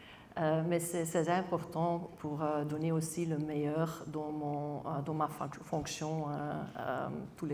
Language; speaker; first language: French; non-native, local second language; Dutch